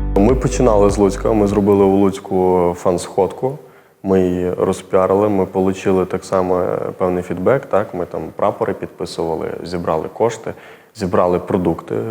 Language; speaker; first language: Ukrainian; native; Ukrainian